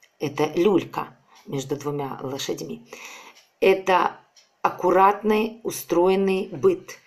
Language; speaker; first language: Russian; native; Russian